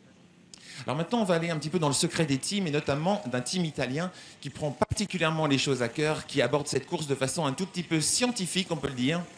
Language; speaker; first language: French; native; French